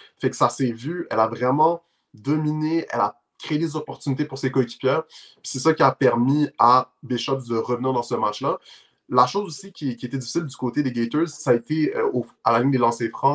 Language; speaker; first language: French; native; French